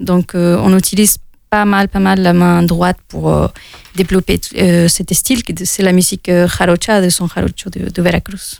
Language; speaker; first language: French; non-native, fluent; Spanish